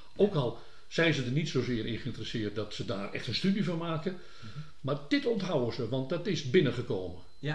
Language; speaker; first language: Dutch; native; Dutch